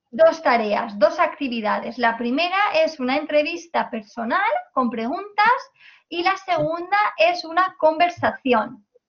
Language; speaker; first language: Spanish; native; Spanish